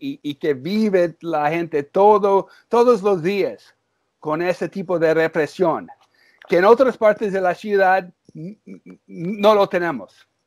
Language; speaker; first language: Spanish; early bilingual, heritage; English